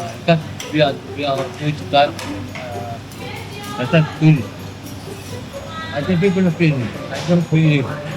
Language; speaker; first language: English; non-native, learner; Malay